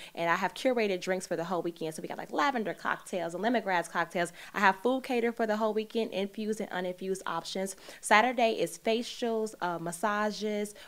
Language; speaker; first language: English; native; English